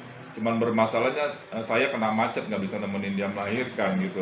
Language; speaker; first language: Indonesian; native; Indonesian